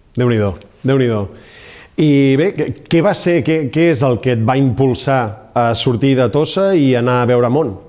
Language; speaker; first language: Catalan; native; Catalan